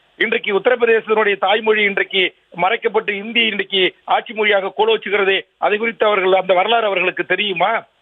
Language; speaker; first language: Tamil; native; Tamil